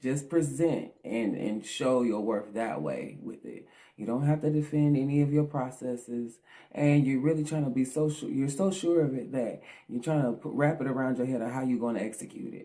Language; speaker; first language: English; native; English